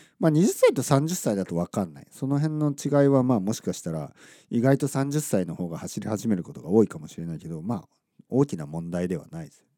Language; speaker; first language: Japanese; native; Japanese